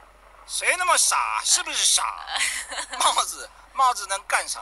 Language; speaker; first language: Chinese; native; Chinese